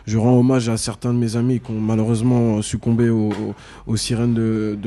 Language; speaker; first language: French; native; French